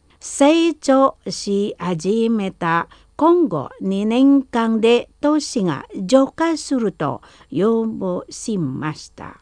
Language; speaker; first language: Japanese; non-native, fluent; Indonesian